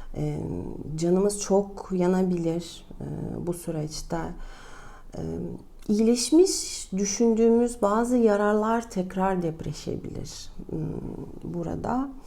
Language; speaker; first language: Turkish; non-native, fluent; Russian